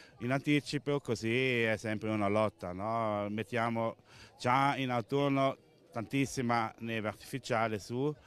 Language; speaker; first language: Italian; non-native, local second language; German